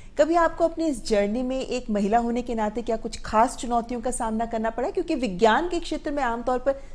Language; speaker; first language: Hindi; native; Hindi